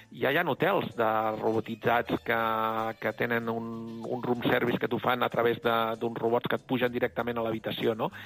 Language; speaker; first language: Catalan; native; Catalan